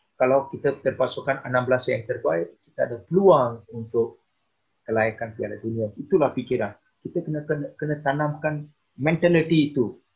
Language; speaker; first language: Malay; non-native, local second language; Tamil